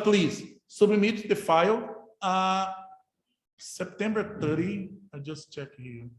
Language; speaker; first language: English; non-native, fluent; Portuguese